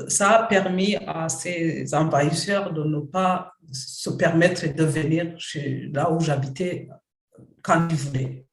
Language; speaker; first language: French; non-native, local second language; Kinyarwanda